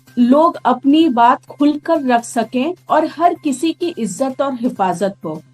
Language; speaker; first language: Urdu; native; Urdu